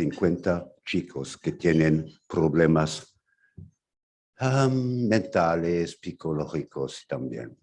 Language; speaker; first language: Spanish; non-native, fluent; English